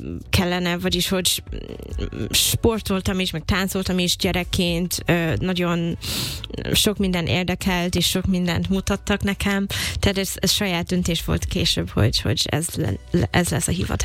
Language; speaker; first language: Hungarian; non-native, fluent; English